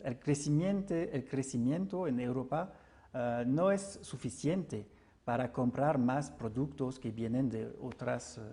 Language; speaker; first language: Spanish; non-native, fluent; French